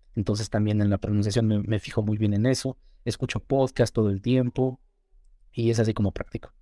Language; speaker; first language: Spanish; native; Spanish